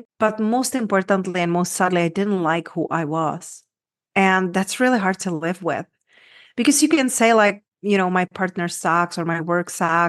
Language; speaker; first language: English; non-native, fluent; Czech